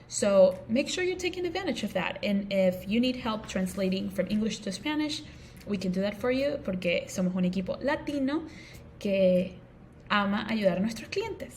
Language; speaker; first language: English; non-native, local second language; Spanish